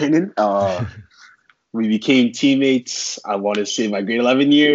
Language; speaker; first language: English; native; English